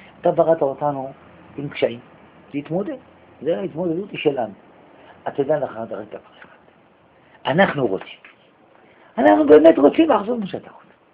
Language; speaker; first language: Hebrew; native; Hebrew